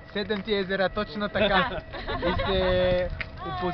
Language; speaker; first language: Bulgarian; non-native, learner; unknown